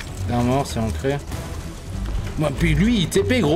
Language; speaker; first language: French; native; French